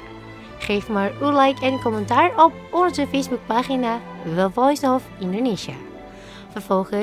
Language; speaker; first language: Dutch; non-native, fluent; Indonesian